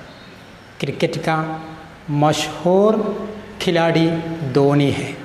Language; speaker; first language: Hindi; non-native, local second language; Malayalam